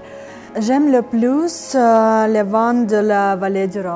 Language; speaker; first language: French; non-native, fluent; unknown